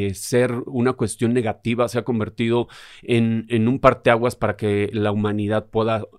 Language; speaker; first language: Spanish; native; Spanish